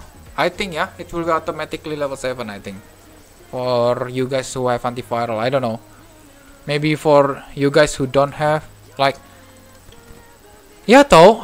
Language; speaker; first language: English; non-native, fluent; Indonesian